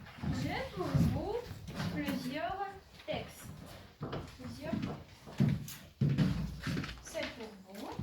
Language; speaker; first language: French; non-native, fluent; Ukrainian